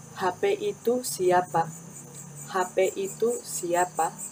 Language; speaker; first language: Indonesian; non-native, fluent; Spanish